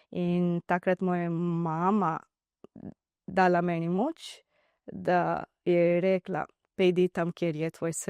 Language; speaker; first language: Slovenian; non-native, learner; Divehi